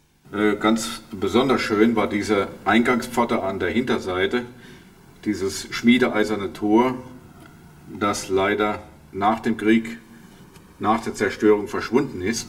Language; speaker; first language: German; native; German